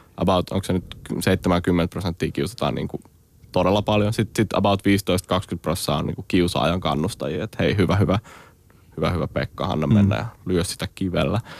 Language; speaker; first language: Finnish; native; Finnish